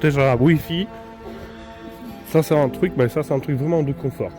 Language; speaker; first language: French; non-native, fluent; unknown